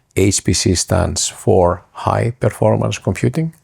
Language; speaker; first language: English; non-native, fluent; Greek